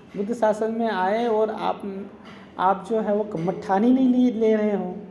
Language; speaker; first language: Hindi; non-native, local second language; Marathi